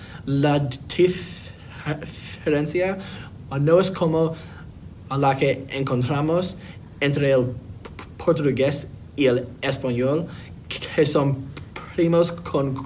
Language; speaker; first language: Spanish; non-native, learner; English